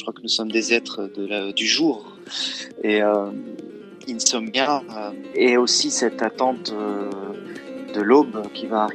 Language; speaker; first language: French; early bilingual, other home language; Arabic